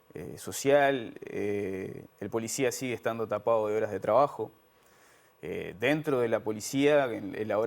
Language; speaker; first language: Spanish; native; Spanish